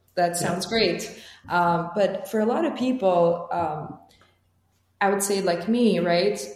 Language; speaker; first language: English; non-native, fluent; Albanian